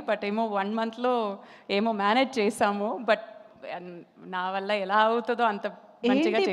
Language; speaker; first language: Telugu; non-native, fluent; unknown